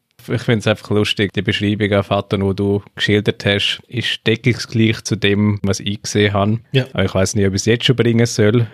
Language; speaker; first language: German; native; German